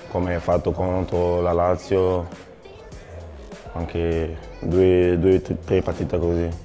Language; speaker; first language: Italian; non-native, learner; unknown